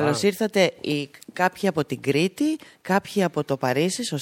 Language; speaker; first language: Greek; native; Greek